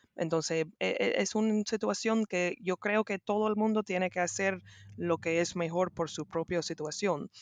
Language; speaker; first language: Spanish; non-native, learner; English